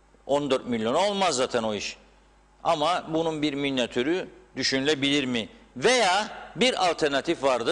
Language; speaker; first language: Turkish; native; Turkish